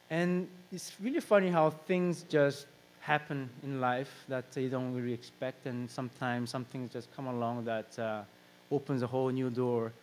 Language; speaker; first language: English; non-native, fluent; Korean